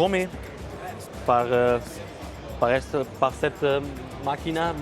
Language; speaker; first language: French; non-native, learner; German